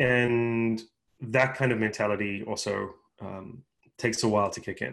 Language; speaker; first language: English; native; English